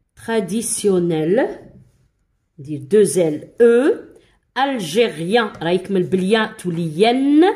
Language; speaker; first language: French; non-native, local second language; Arabic